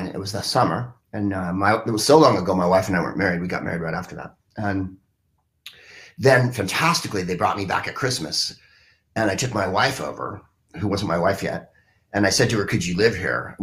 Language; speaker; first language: English; native; English